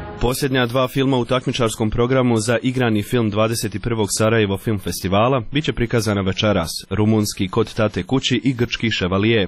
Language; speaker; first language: Croatian; native; Croatian